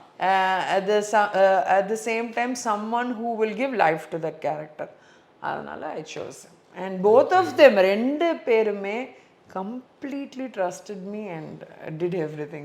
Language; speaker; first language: English; non-native, local second language; Tamil